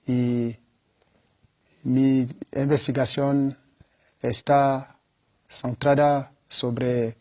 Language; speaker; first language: Spanish; non-native, fluent; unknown